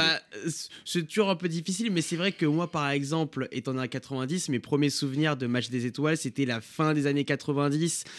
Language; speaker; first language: French; native; French